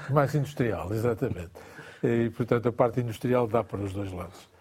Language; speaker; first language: Portuguese; native; Portuguese